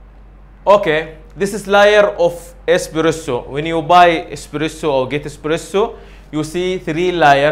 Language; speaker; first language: English; non-native, learner; Arabic